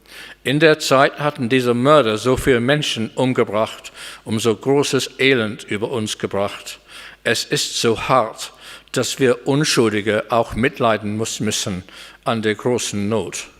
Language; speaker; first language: German; non-native, fluent; English